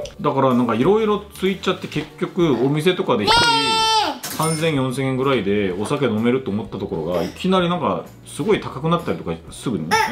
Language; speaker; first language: Japanese; non-native, fluent; Korean